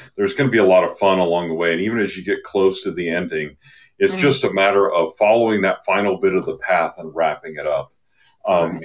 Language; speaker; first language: English; native; English